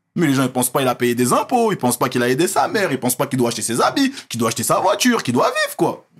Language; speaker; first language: French; native; French